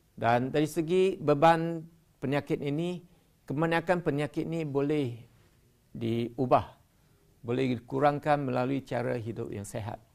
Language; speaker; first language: Malay; non-native, local second language; Chinese